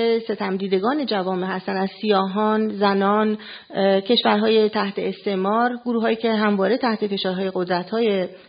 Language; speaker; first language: Persian; native; Persian